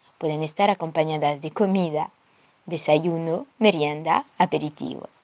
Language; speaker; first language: Spanish; non-native, fluent; French